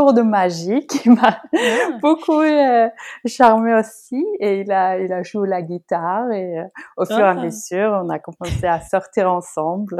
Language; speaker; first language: French; non-native, fluent; Norwegian